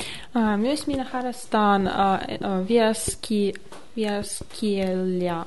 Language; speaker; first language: Finnish; non-native, learner; Russian